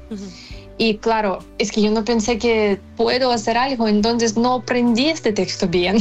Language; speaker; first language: Spanish; non-native, fluent; Ukrainian